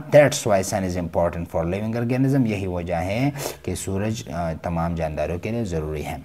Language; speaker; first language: Urdu; non-native, local second language; Pashto